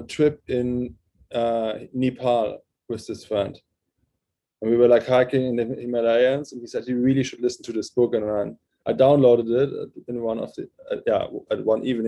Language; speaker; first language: English; non-native, fluent; German